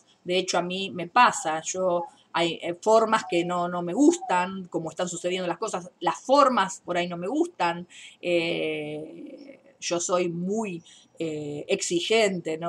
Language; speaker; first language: Spanish; native; Spanish